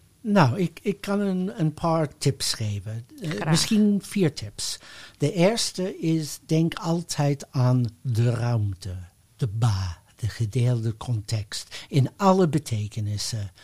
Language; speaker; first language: Dutch; non-native, fluent; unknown